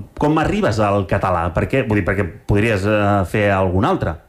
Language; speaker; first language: Catalan; native; Catalan